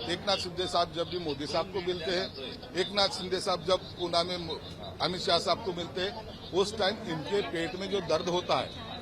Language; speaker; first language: Hindi; non-native, local second language; Marathi